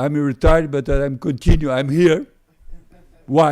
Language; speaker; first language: English; non-native, fluent; Portuguese